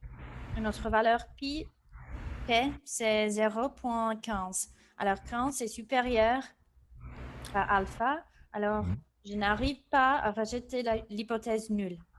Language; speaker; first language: French; non-native, fluent; English